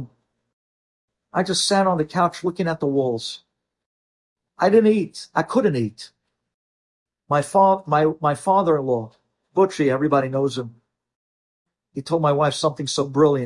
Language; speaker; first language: English; native; English